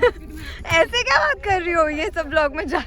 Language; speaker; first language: Hindi; native; Hindi